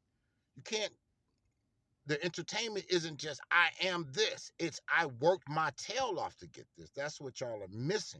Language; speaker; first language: English; native; English